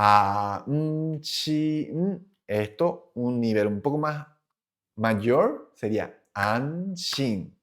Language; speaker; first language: Spanish; non-native, fluent; Japanese